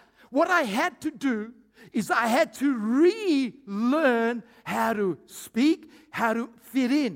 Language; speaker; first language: English; early bilingual, other home language; Croatian